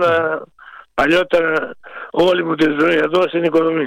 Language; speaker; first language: Greek; native; Greek